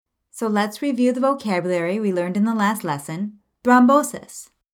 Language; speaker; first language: English; native; English